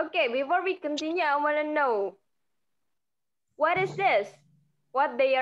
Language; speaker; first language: English; non-native, fluent; Indonesian